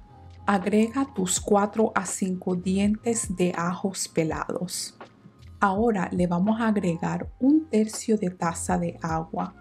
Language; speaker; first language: Spanish; non-native, fluent; English